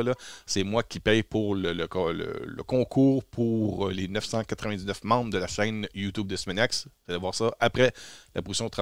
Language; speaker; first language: French; native; French